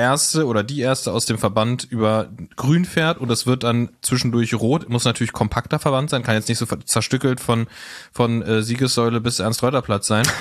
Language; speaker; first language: German; native; German